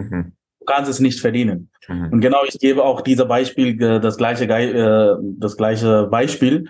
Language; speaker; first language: German; non-native, fluent; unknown